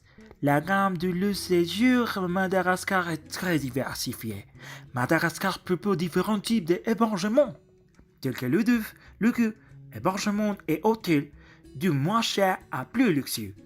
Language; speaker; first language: French; non-native, learner; Spanish